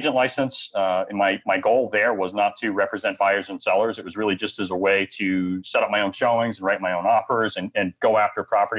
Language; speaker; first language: English; native; English